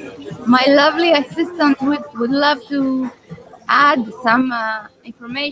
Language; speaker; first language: English; non-native, fluent; Greek